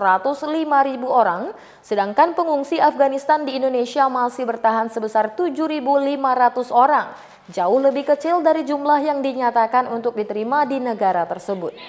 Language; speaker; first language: Indonesian; native; Indonesian